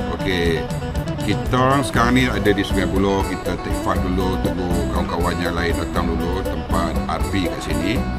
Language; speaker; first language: Malay; native; Malay